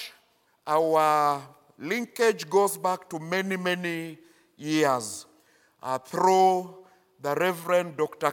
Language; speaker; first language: English; non-native, local second language; Luyia